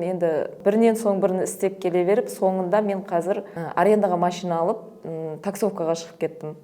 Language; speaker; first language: Kazakh; native; Kazakh